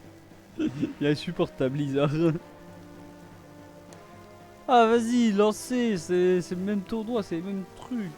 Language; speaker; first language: French; native; French